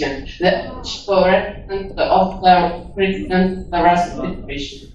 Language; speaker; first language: English; non-native, learner; Russian